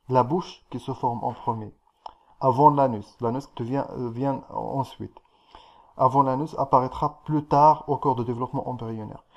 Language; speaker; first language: French; non-native, local second language; Arabic